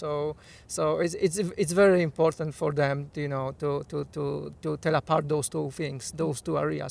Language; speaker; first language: English; non-native, fluent; Polish